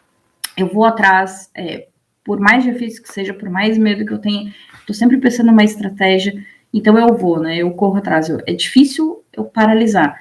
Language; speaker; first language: Portuguese; native; Portuguese